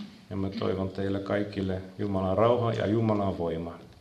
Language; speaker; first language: Finnish; non-native, fluent; Dutch